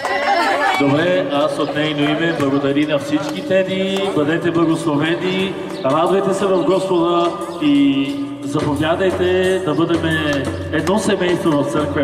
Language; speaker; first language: Bulgarian; native; Bulgarian